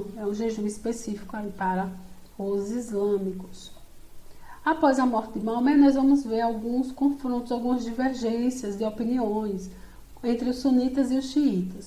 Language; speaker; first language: Portuguese; native; Portuguese